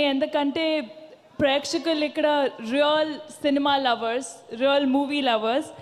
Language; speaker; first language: Telugu; non-native, fluent; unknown